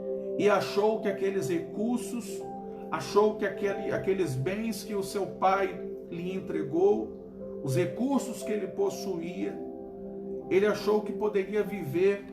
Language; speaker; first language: Portuguese; native; Portuguese